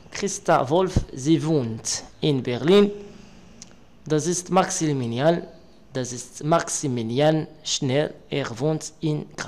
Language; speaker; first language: German; non-native, learner; Arabic